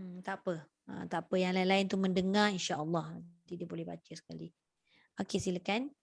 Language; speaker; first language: Malay; native; Malay